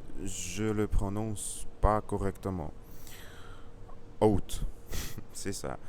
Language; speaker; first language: French; non-native, learner; Russian